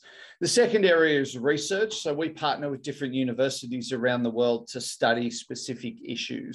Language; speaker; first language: English; native; English